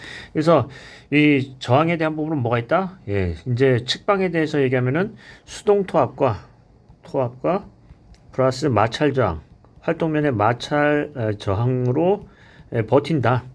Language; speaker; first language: Korean; native; Korean